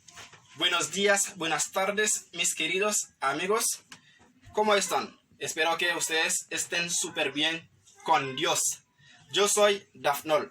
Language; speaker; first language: Spanish; non-native, fluent; Haitian Creole